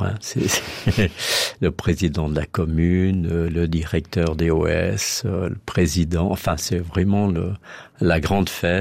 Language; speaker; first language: French; native; French